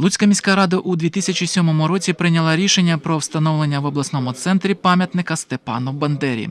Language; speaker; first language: Ukrainian; native; Ukrainian